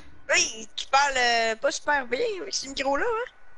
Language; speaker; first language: French; native; French